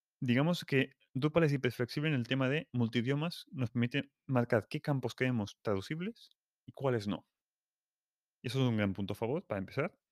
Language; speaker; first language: Spanish; non-native, local second language; Catalan